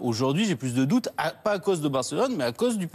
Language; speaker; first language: French; native; French